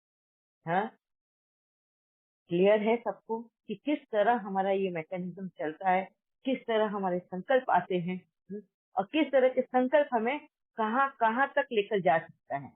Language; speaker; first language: Hindi; native; Hindi